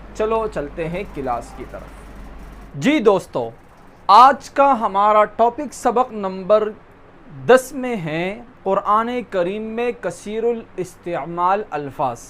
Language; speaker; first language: Urdu; non-native, local second language; Pashto